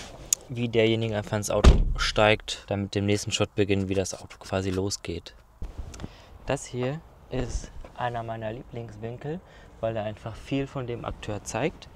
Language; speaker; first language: German; native; German